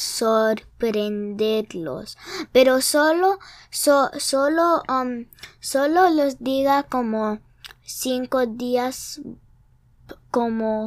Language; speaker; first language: Spanish; early bilingual, heritage; English